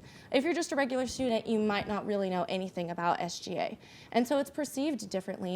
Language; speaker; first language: English; native; English